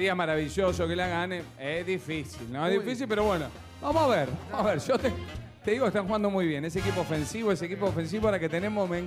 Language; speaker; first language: Spanish; native; Spanish